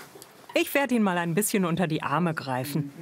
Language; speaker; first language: German; native; German